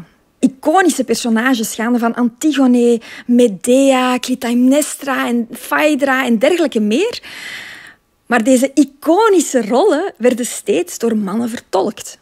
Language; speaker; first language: Dutch; native; Dutch